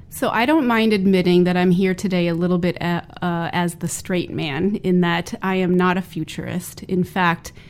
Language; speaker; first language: English; native; English